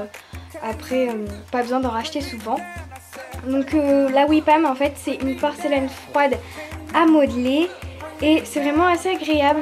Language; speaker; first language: French; native; French